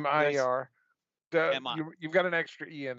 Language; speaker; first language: English; native; English